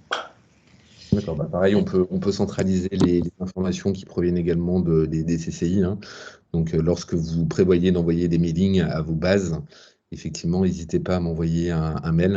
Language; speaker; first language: French; native; French